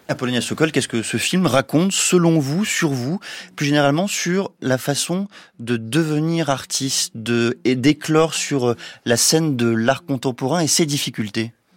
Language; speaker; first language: French; native; French